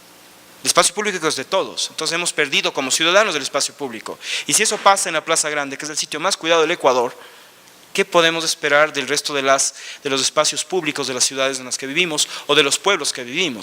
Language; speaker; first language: Spanish; native; Spanish